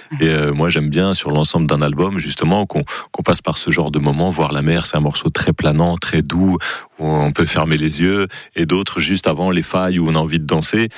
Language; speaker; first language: French; native; French